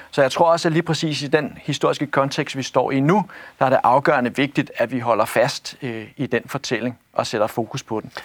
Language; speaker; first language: Danish; native; Danish